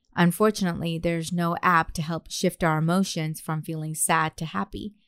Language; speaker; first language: English; native; English